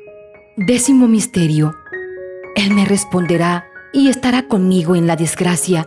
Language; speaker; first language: Spanish; native; Spanish